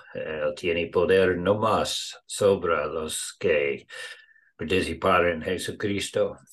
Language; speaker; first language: Spanish; non-native, learner; English